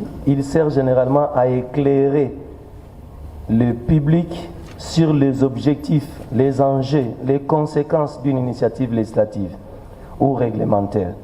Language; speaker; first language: French; non-native, local second language; Lingala